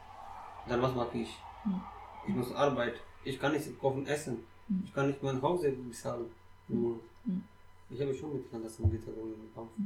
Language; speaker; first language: German; non-native, learner; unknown